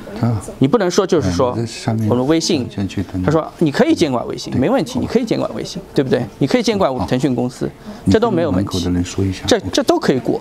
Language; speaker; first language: Chinese; native; Chinese